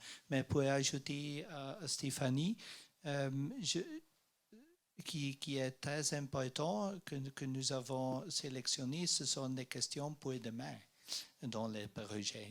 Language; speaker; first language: French; non-native, learner; Dutch